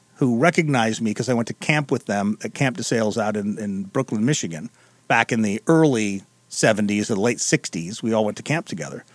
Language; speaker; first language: English; native; English